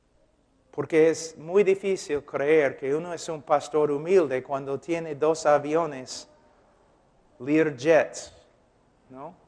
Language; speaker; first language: Spanish; non-native, fluent; English